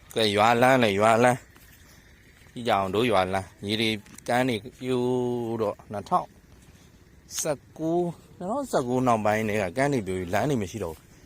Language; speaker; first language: Burmese; native; Burmese